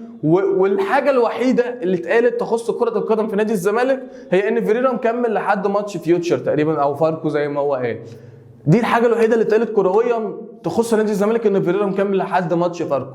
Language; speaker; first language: Arabic; native; Arabic